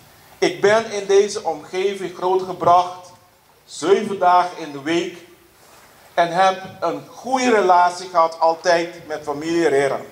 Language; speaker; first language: Dutch; non-native, local second language; Papiamento